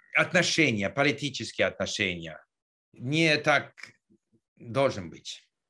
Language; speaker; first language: Russian; non-native, learner; English